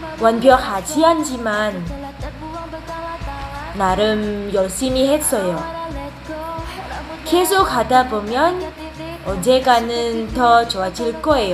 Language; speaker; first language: Korean; non-native, learner; Indonesian